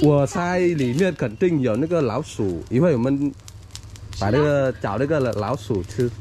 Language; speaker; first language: Chinese; non-native, learner; Vietnamese